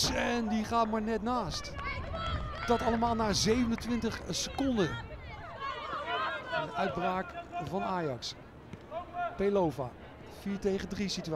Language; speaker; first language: Dutch; native; Dutch